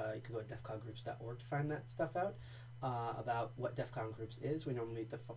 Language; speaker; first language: English; native; English